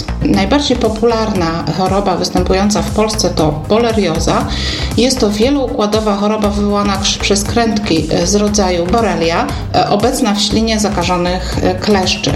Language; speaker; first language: Polish; native; Polish